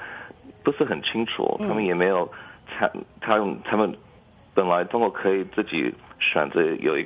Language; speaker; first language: Chinese; early bilingual, heritage; English